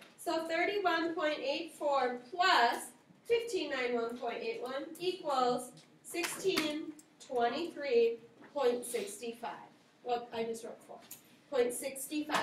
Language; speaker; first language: English; native; English